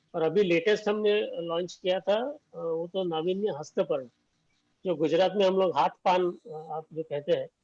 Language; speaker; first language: Hindi; non-native, local second language; Marathi